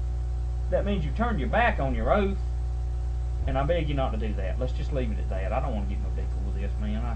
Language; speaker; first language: English; native; English